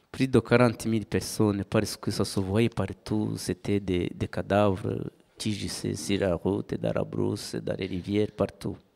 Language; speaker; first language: French; non-native, local second language; Kinyarwanda